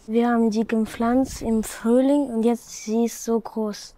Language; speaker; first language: German; non-native, learner; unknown